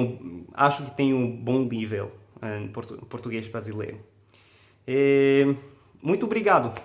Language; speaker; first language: Portuguese; non-native, fluent; Arabic